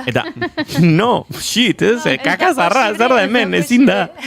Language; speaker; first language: Basque; native; Basque